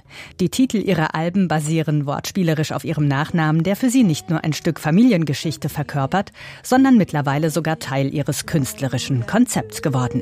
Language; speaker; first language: German; native; German